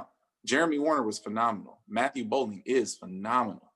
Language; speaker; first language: English; native; English